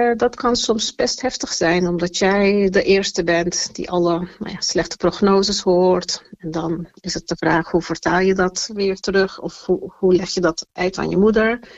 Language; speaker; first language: Dutch; early bilingual, other home language; Turkish